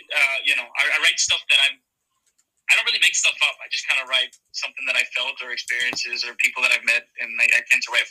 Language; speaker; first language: English; native; English